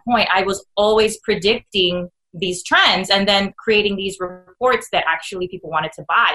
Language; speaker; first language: English; native; English